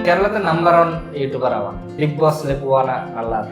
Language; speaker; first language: Malayalam; non-native, learner; Bangla